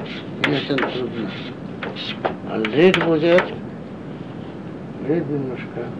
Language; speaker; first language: Russian; non-native, learner; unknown